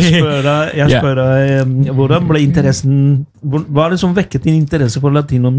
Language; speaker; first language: Norwegian; non-native, fluent; Spanish